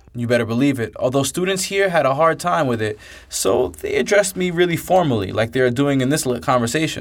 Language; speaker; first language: English; native; English